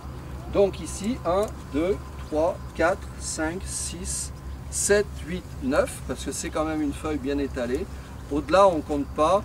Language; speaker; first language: French; native; French